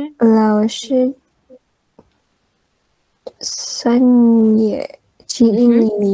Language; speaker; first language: Chinese; non-native, learner; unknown